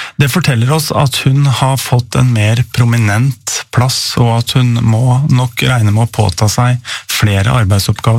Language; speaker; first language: Norwegian; native; Norwegian